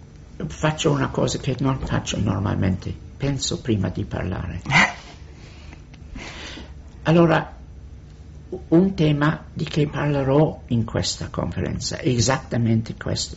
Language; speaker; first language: Italian; non-native, fluent; English